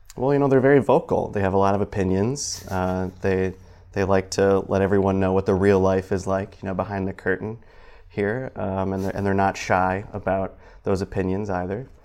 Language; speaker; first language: English; native; English